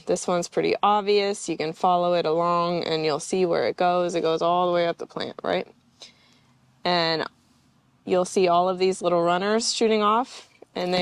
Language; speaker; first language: English; native; English